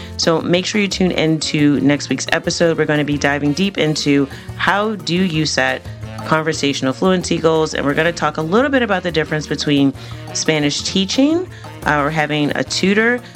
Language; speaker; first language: English; native; English